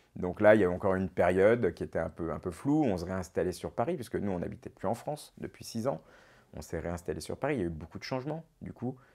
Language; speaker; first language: French; native; French